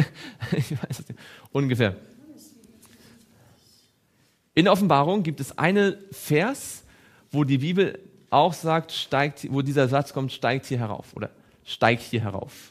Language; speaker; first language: German; native; German